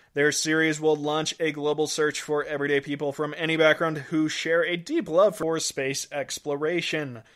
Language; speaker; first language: English; native; English